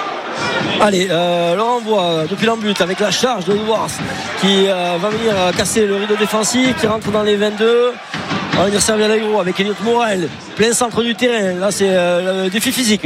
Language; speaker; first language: French; native; French